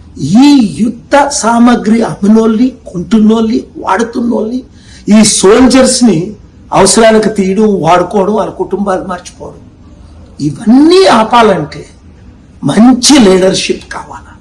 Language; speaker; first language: Telugu; native; Telugu